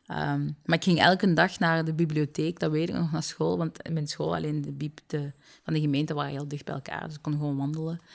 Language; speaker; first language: Dutch; early bilingual, other home language; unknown